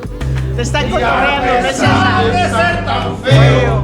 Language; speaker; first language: Spanish; native; Spanish